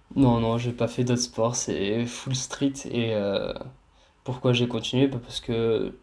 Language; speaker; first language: French; native; French